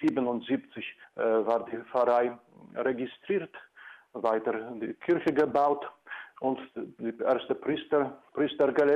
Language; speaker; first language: German; non-native, fluent; Polish